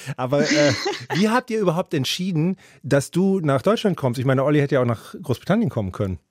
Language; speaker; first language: German; native; German